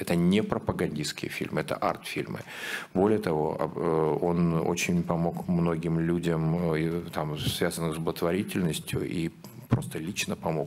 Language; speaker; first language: Russian; native; Russian